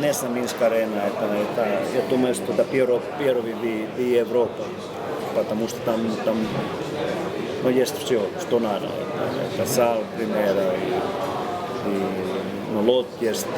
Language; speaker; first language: Russian; non-native, learner; Finnish